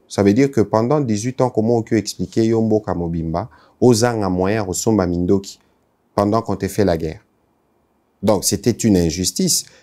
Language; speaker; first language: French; non-native, local second language; Lingala